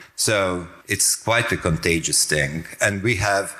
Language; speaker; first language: English; non-native, fluent; Croatian